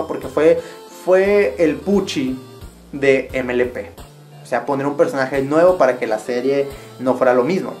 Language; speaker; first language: Spanish; native; Spanish